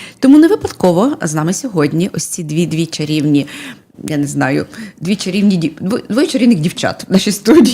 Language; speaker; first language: Ukrainian; native; Ukrainian